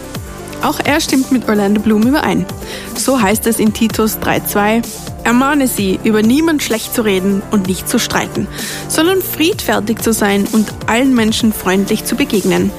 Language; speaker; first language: German; native; German